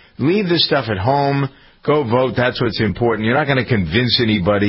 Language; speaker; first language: English; native; English